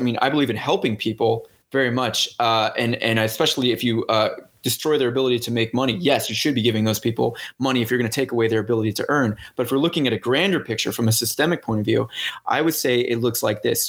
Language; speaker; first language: English; native; English